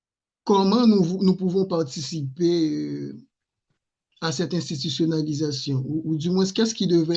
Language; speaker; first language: French; non-native, local second language; Haitian Creole